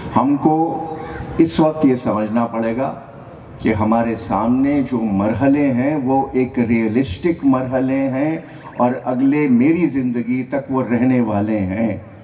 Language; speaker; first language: Urdu; native; Urdu